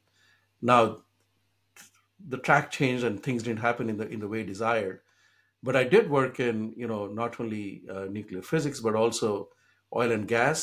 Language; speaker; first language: English; non-native, local second language; Hindi